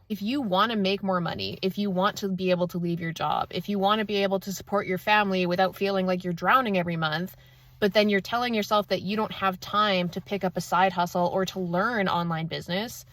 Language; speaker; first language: English; native; English